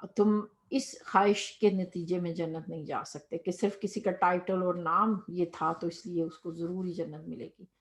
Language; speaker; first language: Urdu; native; Urdu